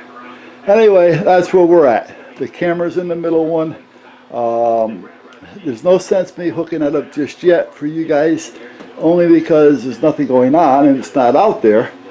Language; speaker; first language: English; native; English